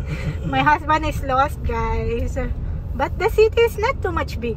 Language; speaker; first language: English; non-native, learner; Filipino